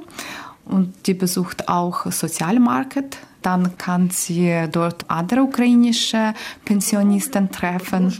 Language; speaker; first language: German; non-native, learner; Ukrainian